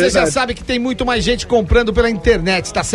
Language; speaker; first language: Portuguese; native; Portuguese